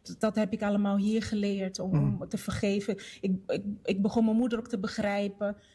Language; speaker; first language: Dutch; non-native, fluent; Portuguese